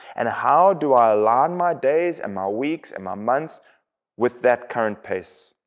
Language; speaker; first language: English; native; English